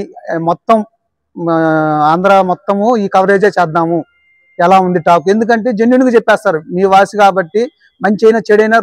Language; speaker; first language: Telugu; native; Telugu